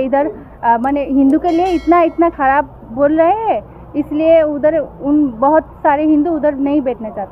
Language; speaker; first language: Hindi; non-native, local second language; Bangla